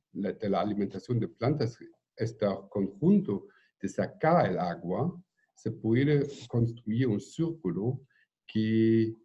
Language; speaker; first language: Spanish; non-native, fluent; German